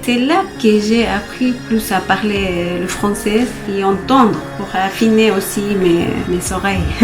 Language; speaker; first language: French; non-native, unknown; Spanish